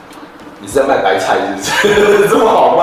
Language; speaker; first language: Chinese; native; Chinese